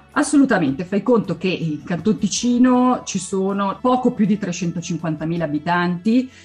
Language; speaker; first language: Italian; non-native, fluent; Swiss German